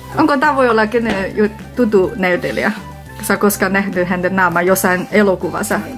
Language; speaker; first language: Finnish; non-native, learner; Chinese